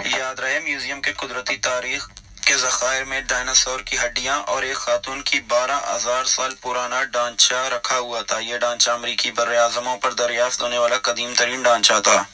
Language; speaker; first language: Urdu; non-native, local second language; Baluchi